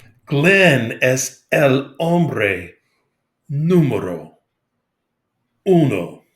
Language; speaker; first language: Spanish; non-native, learner; English